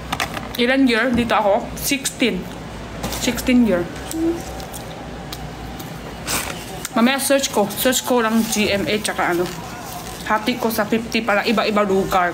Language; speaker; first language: Filipino; non-native, learner; Chinese